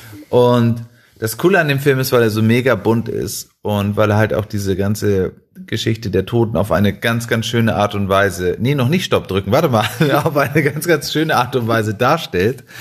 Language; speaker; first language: German; non-native, fluent; Spanish